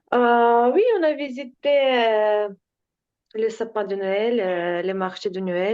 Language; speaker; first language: French; non-native, learner; Ukrainian